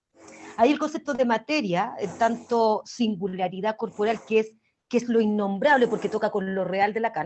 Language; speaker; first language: Spanish; native; Spanish